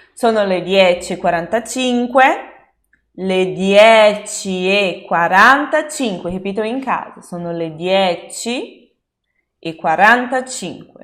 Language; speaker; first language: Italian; non-native, fluent; Portuguese